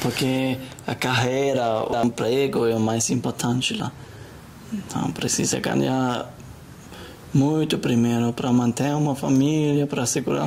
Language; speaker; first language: Portuguese; non-native, learner; German